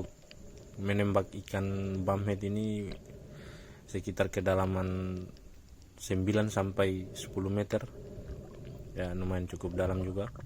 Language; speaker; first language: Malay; non-native, local second language; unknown